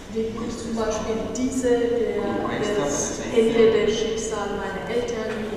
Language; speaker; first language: German; non-native, fluent; Persian